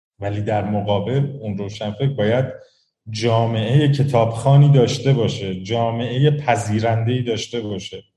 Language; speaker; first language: Persian; native; Persian